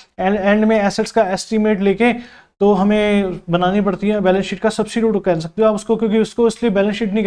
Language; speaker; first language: Hindi; native; Hindi